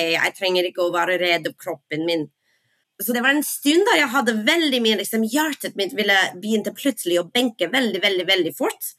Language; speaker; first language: Norwegian; non-native, fluent; English